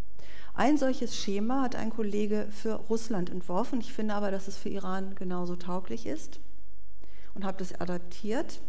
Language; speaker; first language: German; native; German